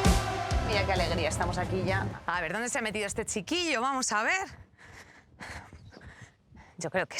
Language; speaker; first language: Spanish; native; Spanish